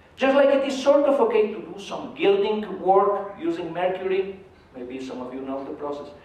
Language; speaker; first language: English; non-native, fluent; Spanish